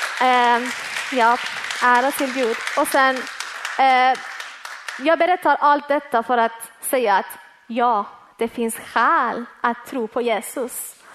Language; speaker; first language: Swedish; early bilingual, other home language; Persian